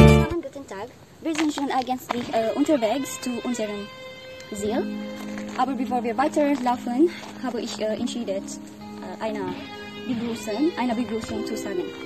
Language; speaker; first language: German; non-native, fluent; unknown